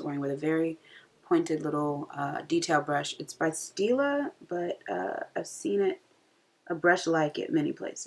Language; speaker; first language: English; native; English